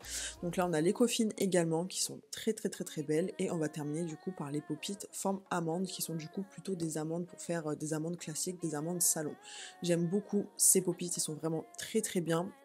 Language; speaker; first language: French; native; French